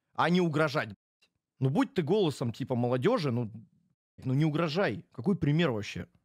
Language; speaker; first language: Russian; native; Russian